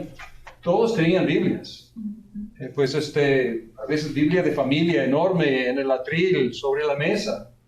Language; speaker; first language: Spanish; non-native, fluent; English